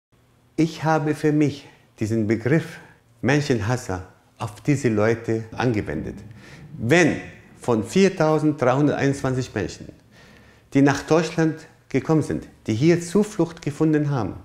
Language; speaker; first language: German; non-native, fluent; Arabic